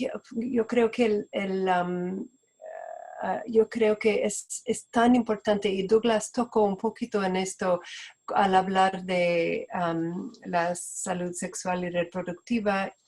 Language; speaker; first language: Spanish; non-native, fluent; Portuguese